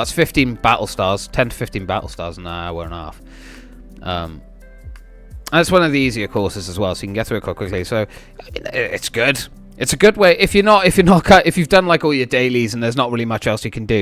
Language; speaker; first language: English; native; English